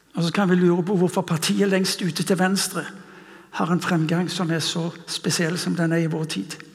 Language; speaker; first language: Norwegian; non-native, fluent; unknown